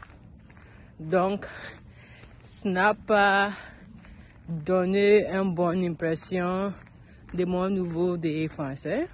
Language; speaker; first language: French; non-native, learner; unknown